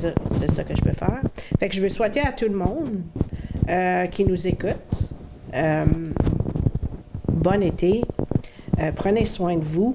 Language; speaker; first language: French; native; French